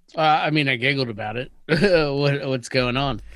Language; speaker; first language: English; native; English